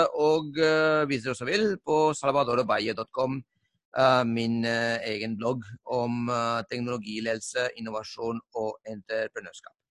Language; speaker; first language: Norwegian; non-native, fluent; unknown